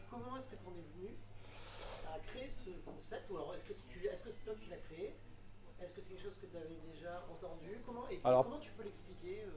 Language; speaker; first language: French; native; French